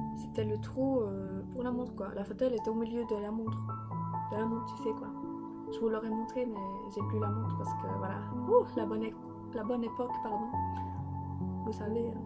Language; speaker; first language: French; early bilingual, other home language; Polish